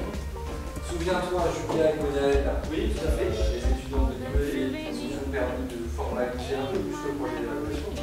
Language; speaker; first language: French; native; French